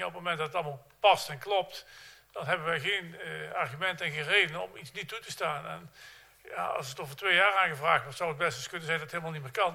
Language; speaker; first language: Dutch; native; Dutch